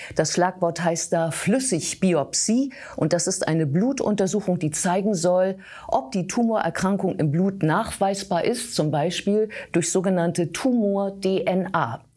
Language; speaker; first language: German; native; German